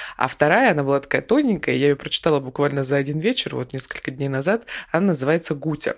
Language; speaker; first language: Russian; native; Russian